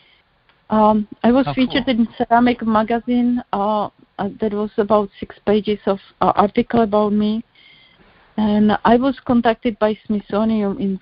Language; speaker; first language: English; non-native, learner; Czech